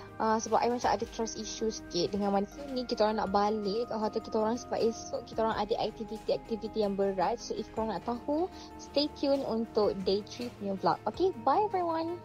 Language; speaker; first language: Malay; native; Malay